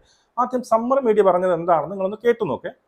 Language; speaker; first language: Malayalam; native; Malayalam